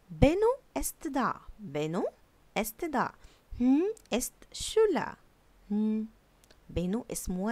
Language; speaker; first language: German; non-native, learner; Arabic